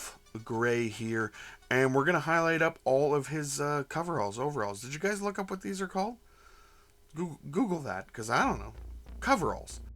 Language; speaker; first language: English; native; English